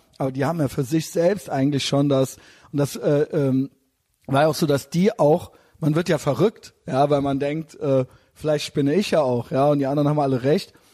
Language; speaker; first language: German; native; German